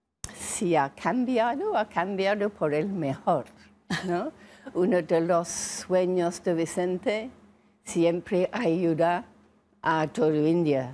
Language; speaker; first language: Spanish; non-native, fluent; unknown